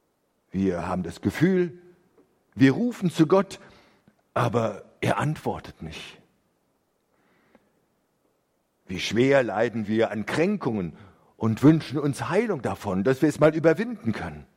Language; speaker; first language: German; native; German